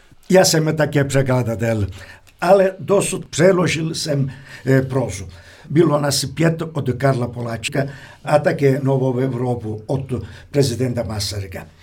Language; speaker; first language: Czech; non-native, fluent; Italian